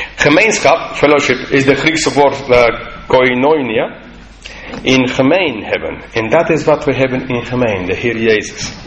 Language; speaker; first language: Dutch; non-native, fluent; English